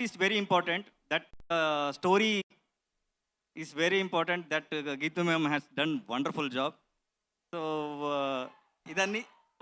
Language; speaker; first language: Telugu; non-native, learner; Kannada